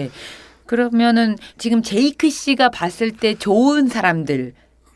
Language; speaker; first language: Korean; native; Korean